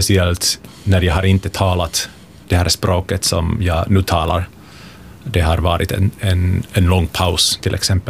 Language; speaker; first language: Swedish; non-native, local second language; Finnish